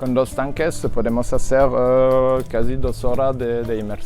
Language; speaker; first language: Spanish; non-native, learner; French